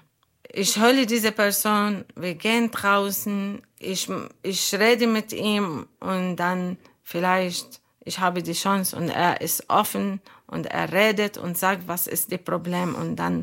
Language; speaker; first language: German; non-native, learner; Arabic